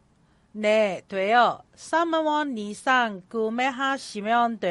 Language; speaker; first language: Korean; non-native, learner; Cantonese